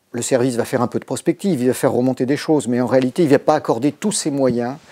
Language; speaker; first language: French; native; French